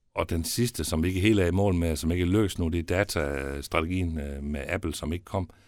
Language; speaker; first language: Danish; native; Danish